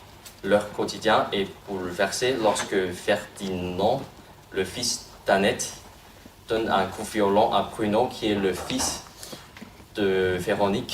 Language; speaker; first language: French; non-native, learner; Indonesian